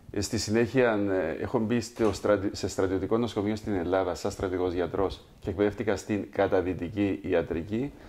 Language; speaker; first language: Greek; native; Greek